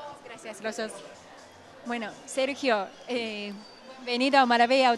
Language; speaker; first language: Spanish; non-native, learner; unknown